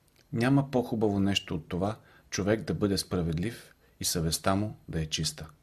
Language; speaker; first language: Bulgarian; native; Bulgarian